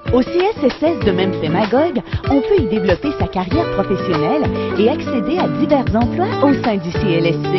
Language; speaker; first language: French; native; French